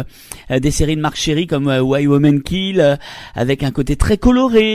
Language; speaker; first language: French; native; French